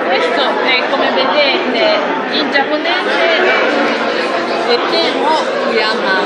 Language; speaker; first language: Italian; non-native, learner; Japanese